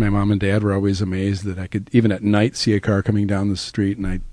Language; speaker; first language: English; native; English